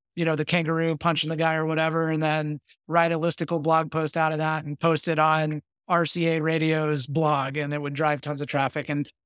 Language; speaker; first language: English; native; English